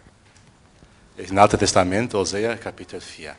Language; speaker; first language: German; non-native, fluent; Portuguese